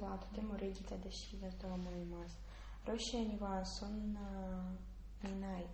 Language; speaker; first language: Japanese; non-native, learner; Russian